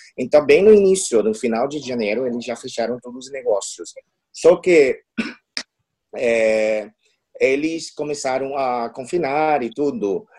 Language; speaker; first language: Portuguese; non-native, fluent; Chinese